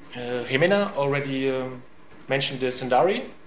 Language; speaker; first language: English; non-native, fluent; German